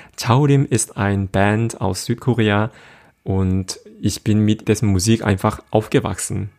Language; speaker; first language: German; non-native, fluent; Korean